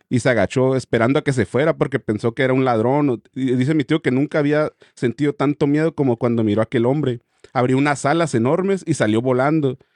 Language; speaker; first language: Spanish; native; Spanish